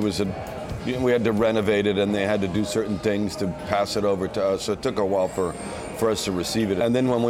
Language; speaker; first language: English; non-native, fluent; Spanish